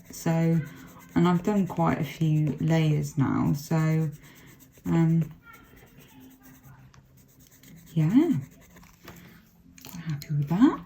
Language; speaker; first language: English; native; English